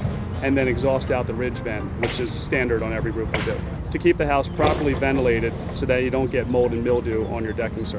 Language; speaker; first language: English; native; English